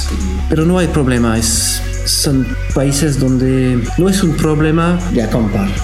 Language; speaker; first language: Spanish; non-native, learner; French